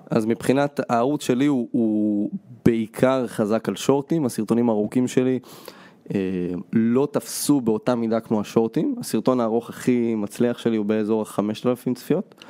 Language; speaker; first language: Hebrew; early bilingual, other home language; Russian